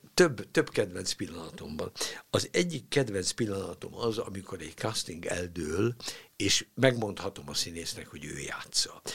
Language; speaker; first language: Hungarian; native; Hungarian